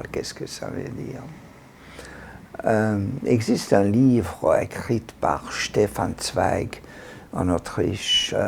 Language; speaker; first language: French; non-native, learner; Hungarian